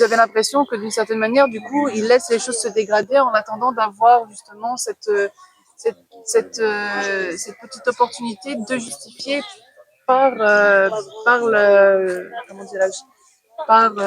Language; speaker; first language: French; native; French